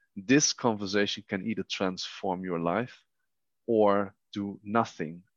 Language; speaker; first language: English; non-native, fluent; Dutch